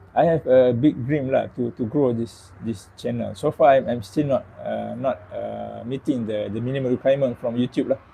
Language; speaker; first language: English; non-native, local second language; Malay